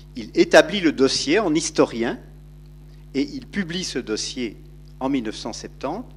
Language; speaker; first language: French; native; French